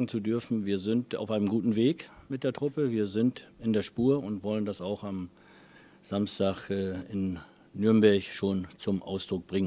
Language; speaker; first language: German; native; German